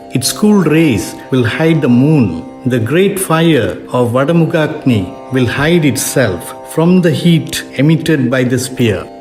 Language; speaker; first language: English; non-native, local second language; Tamil